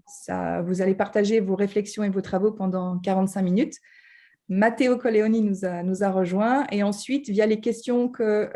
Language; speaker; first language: French; native; French